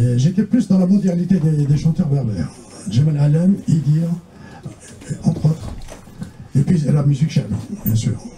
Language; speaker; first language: French; non-native, local second language; Kabyle